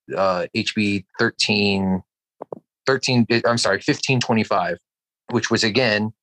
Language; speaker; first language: English; native; English